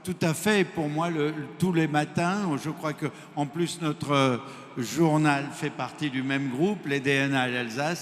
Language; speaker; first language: French; native; French